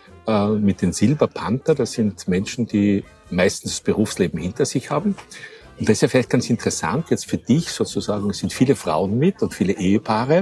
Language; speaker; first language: German; native; German